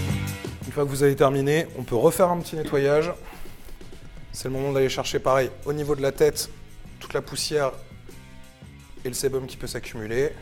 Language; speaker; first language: French; native; French